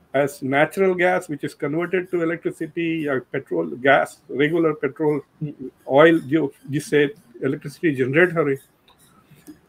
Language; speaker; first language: Hindi; non-native, local second language; Urdu